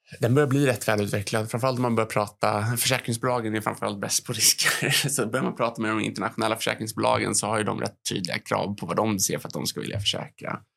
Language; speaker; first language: Swedish; native; Swedish